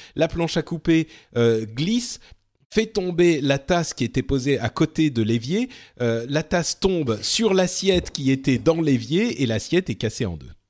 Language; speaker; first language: French; native; French